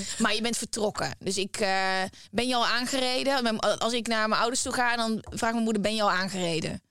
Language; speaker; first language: Dutch; native; Dutch